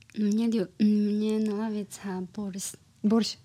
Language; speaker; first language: Russian; non-native, learner; Chinese